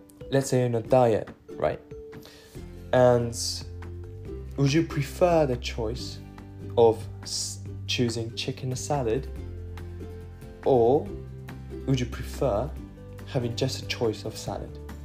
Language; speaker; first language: English; non-native, fluent; Japanese